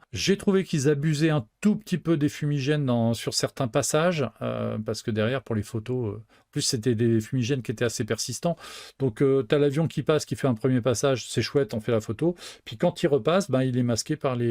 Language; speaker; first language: French; native; French